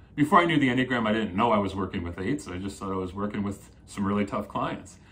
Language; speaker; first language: English; native; English